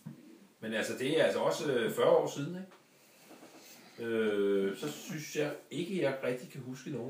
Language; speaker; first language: Danish; native; Danish